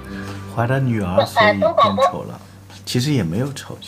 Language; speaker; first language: Chinese; native; Chinese